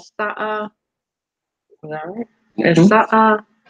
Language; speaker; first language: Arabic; non-native, learner; English